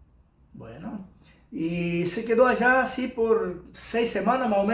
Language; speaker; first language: Spanish; non-native, fluent; Portuguese